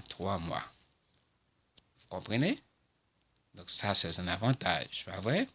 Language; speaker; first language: French; non-native, local second language; Haitian Creole